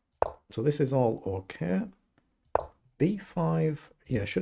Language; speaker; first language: English; native; English